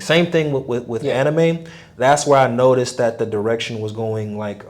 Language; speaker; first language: English; native; English